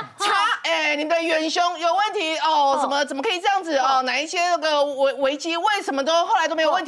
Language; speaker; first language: Chinese; native; Chinese